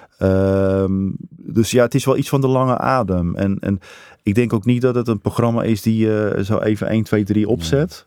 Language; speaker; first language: Dutch; native; Dutch